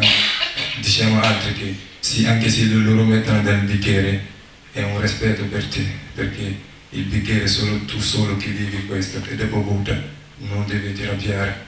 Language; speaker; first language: Italian; non-native, learner; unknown